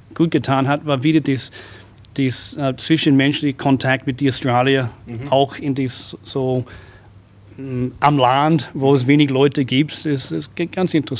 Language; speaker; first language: German; non-native, fluent; English